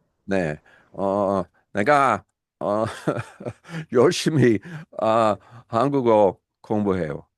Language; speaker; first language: Korean; non-native, learner; English